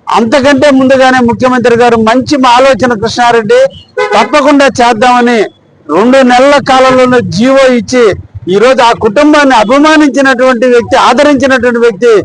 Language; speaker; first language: Telugu; native; Telugu